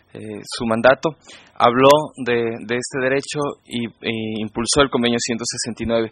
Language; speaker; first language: Spanish; native; Spanish